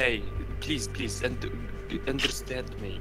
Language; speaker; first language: English; non-native, learner; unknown